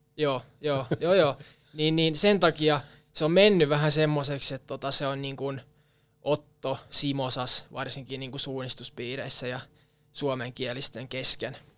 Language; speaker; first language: Finnish; non-native, local second language; Swedish